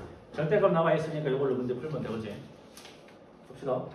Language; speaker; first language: Korean; native; Korean